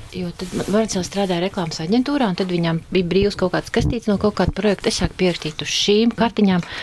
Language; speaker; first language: Latvian; native; Latvian